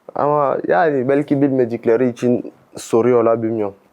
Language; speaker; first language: Turkish; non-native, fluent; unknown